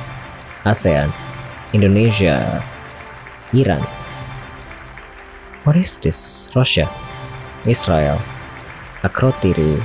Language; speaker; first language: English; non-native, learner; Indonesian